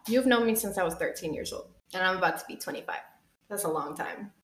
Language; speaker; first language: English; early bilingual, other home language; Spanish